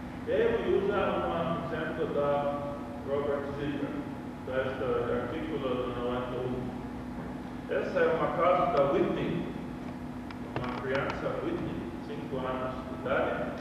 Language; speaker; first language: Portuguese; non-native, learner; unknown